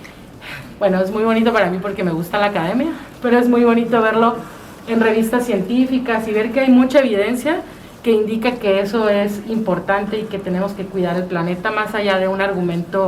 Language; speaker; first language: Spanish; native; Spanish